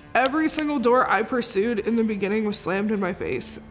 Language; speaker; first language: English; native; English